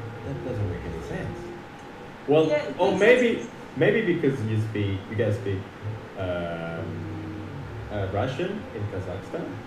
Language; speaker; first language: English; non-native, fluent; Indonesian